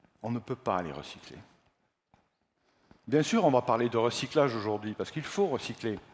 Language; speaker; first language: French; native; French